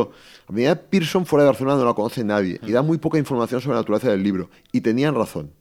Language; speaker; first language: Spanish; native; Spanish